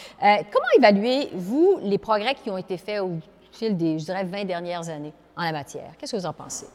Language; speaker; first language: French; native; French